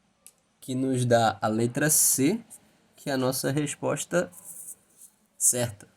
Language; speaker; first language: Portuguese; native; Portuguese